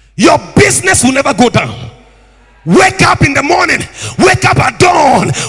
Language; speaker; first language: English; non-native, local second language; Akan